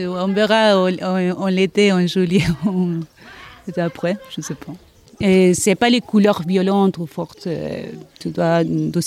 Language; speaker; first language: French; non-native, learner; Spanish